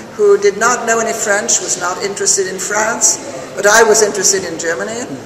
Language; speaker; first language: English; non-native, fluent; French